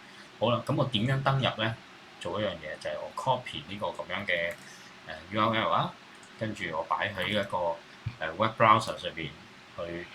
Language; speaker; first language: Cantonese; native; Cantonese